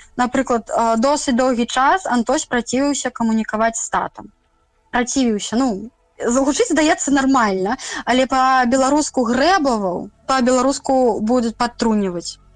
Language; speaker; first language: Belarusian; native; Belarusian